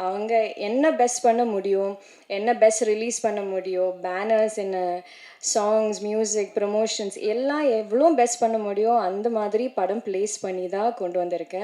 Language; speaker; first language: Tamil; non-native, learner; Malayalam